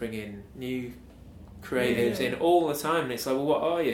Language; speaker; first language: English; native; English